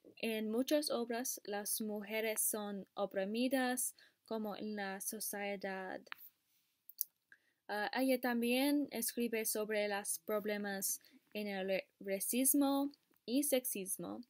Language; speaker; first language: Spanish; non-native, learner; English